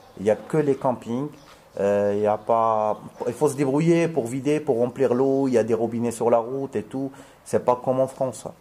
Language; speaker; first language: French; non-native, local second language; Arabic